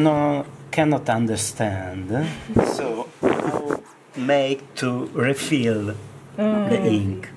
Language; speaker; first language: English; non-native, learner; Italian